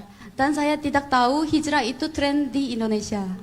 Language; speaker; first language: Indonesian; non-native, fluent; Korean